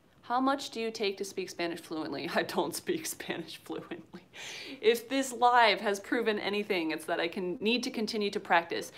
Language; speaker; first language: English; native; English